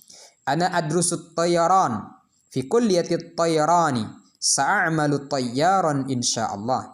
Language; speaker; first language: Arabic; non-native, fluent; Indonesian